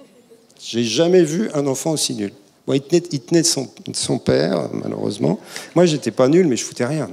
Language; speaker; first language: French; native; French